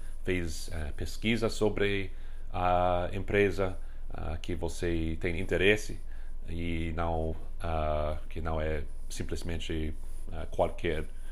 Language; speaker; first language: Portuguese; non-native, fluent; English